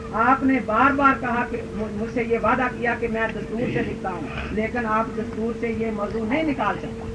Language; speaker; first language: Urdu; native; Urdu